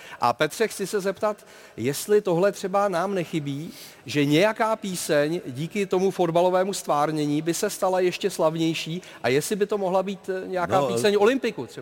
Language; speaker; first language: Czech; native; Czech